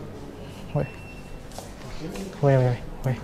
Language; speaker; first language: French; non-native, learner; Indonesian